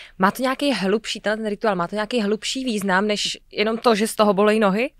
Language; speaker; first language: Czech; native; Czech